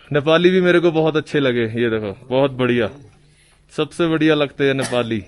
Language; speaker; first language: Hindi; non-native, local second language; Punjabi